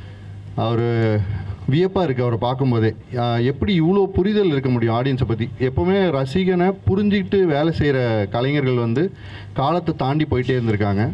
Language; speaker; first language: Tamil; native; Tamil